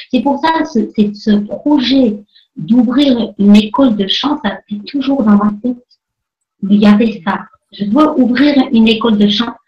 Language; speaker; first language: French; non-native, fluent; Armenian